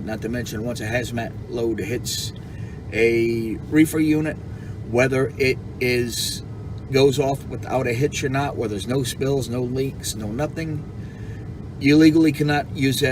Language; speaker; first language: English; native; English